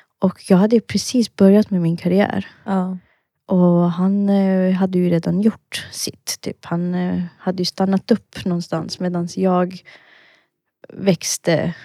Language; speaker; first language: Swedish; early bilingual, other home language; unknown